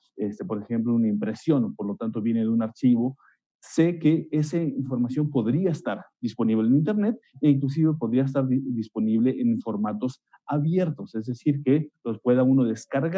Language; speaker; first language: Spanish; native; Spanish